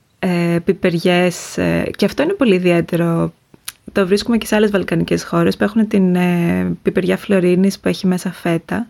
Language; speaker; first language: Greek; native; Greek